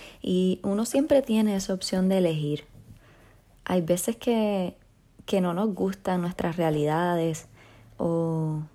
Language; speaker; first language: Spanish; native; Spanish